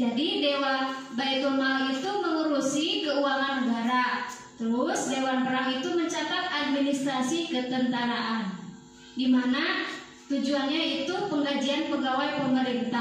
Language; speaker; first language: Indonesian; native; Indonesian